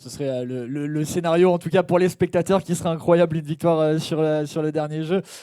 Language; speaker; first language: French; native; French